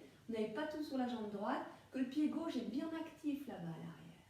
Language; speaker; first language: French; native; French